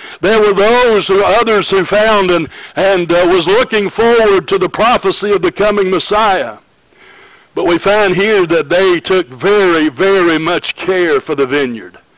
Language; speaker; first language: English; native; English